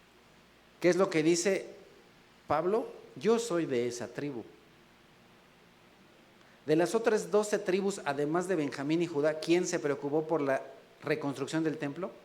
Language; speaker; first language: Spanish; native; Spanish